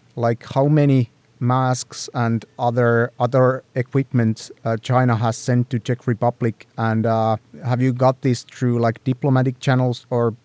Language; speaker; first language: English; non-native, fluent; Finnish